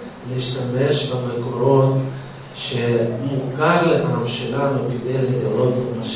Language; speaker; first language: Hebrew; non-native, fluent; Russian